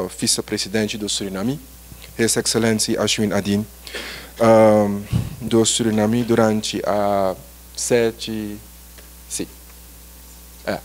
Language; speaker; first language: Portuguese; non-native, learner; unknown